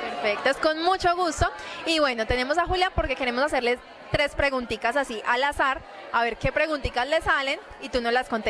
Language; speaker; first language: Spanish; native; Spanish